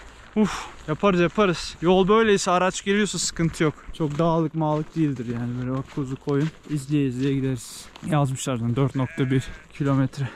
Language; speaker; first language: Turkish; native; Turkish